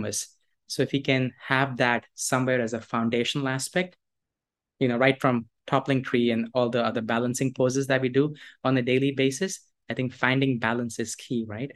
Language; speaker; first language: English; non-native, local second language; Hindi